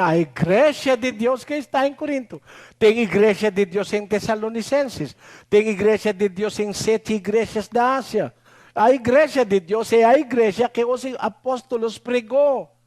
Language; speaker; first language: Portuguese; non-native, learner; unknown